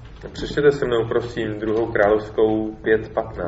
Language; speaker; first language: Czech; native; Czech